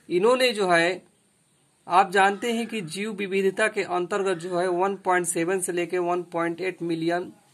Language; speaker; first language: Hindi; native; Hindi